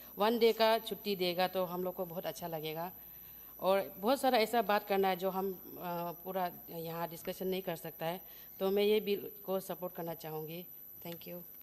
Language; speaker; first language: Hindi; non-native, local second language; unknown